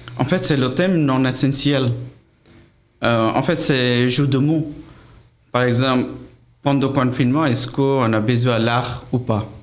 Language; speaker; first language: French; non-native, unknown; Bangla